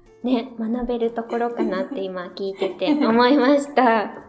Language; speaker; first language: Japanese; native; Japanese